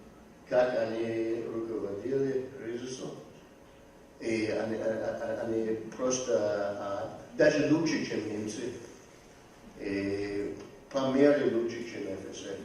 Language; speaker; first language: Russian; non-native, fluent; English